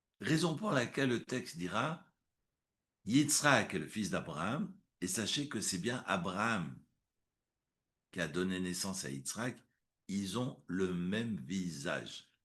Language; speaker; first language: French; native; French